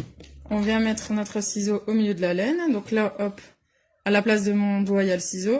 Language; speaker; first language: French; native; French